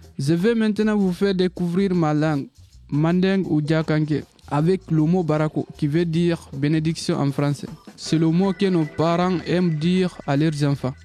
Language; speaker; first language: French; non-native, local second language; Mandingo